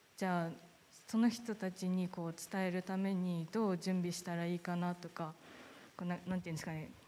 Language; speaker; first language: Japanese; native; Japanese